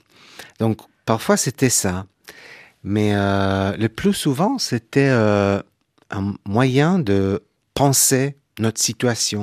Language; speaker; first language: French; non-native, fluent; Hebrew